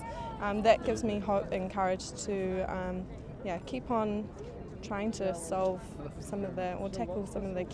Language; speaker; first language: English; native; English